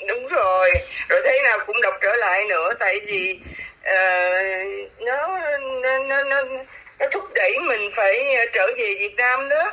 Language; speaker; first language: Vietnamese; native; Vietnamese